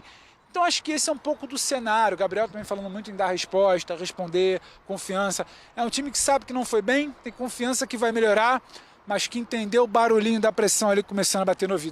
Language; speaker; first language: Portuguese; native; Portuguese